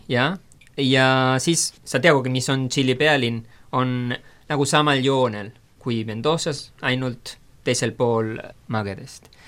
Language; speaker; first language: Estonian; non-native, fluent; Spanish